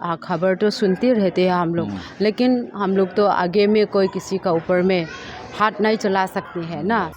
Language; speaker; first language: Hindi; non-native, local second language; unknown